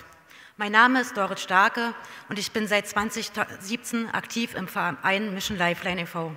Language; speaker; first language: German; native; German